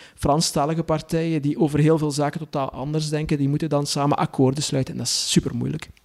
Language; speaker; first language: Dutch; native; Dutch